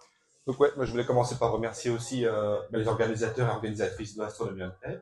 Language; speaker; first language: French; native; French